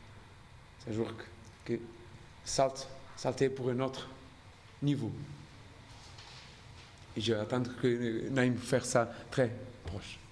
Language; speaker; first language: French; non-native, learner; Portuguese